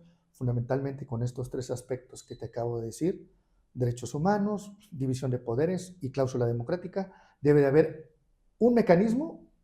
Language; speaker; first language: Spanish; native; Spanish